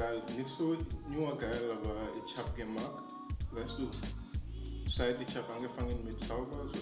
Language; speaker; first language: German; non-native, learner; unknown